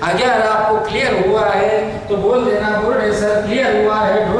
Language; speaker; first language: Hindi; non-native, local second language; Marathi